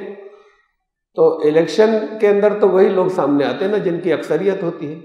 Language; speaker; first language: Urdu; native; Urdu